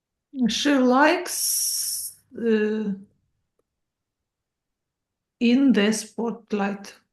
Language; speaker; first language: English; non-native, learner; Russian